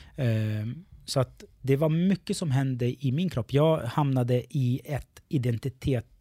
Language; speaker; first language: Swedish; early bilingual, other home language; Arabic